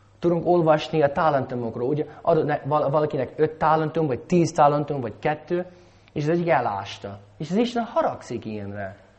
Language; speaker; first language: Hungarian; non-native, fluent; English